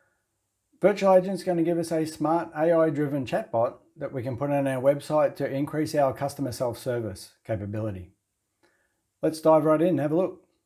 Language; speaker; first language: English; native; English